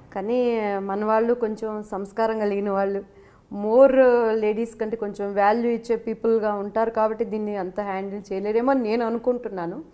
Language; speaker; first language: Telugu; native; Telugu